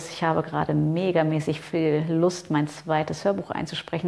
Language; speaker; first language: German; native; German